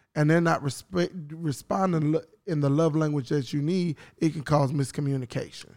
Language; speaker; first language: English; native; English